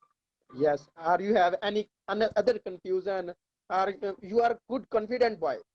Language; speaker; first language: English; non-native, learner; Urdu